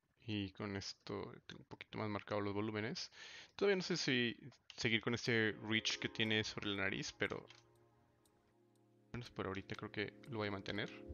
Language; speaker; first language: Spanish; native; Spanish